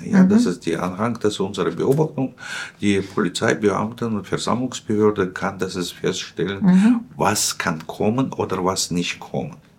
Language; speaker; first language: German; non-native, fluent; Russian